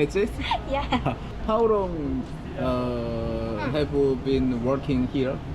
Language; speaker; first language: English; non-native, learner; Korean